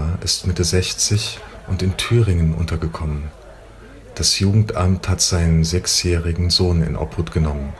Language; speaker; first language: German; native; German